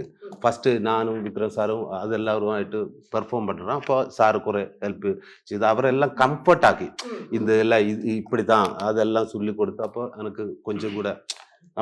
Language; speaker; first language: Tamil; non-native, learner; Malayalam